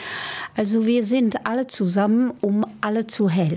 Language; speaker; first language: German; non-native, fluent; Dutch